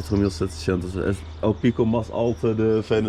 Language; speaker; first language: Spanish; non-native, learner; Dutch